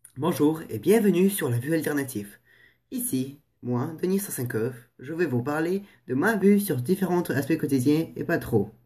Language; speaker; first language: French; non-native, fluent; Russian